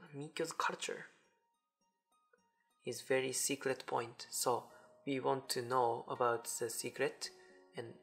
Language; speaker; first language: English; non-native, learner; Japanese